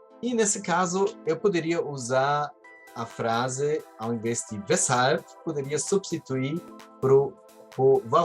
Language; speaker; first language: Portuguese; non-native, fluent; German